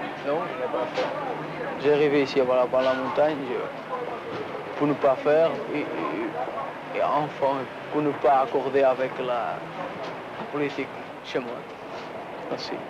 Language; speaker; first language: French; non-native, fluent; Portuguese